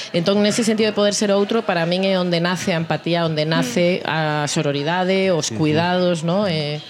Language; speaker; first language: Galician; non-native, fluent; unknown